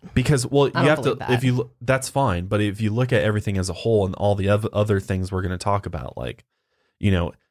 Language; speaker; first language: English; native; English